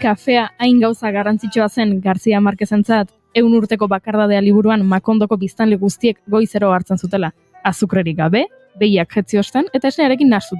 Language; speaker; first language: Basque; native; Basque